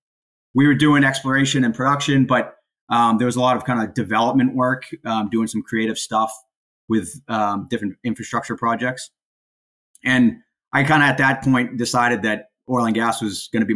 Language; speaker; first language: English; native; English